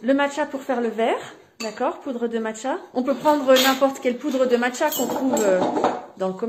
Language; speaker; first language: French; native; French